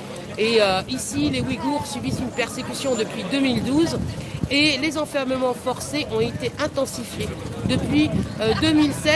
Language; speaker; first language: French; native; French